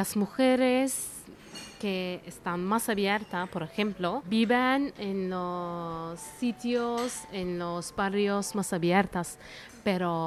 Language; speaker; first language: Spanish; non-native, fluent; Turkish